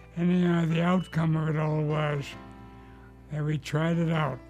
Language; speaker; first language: English; early bilingual, other home language; Luxembourgish